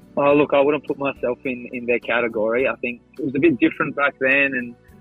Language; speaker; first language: English; non-native, local second language; Greek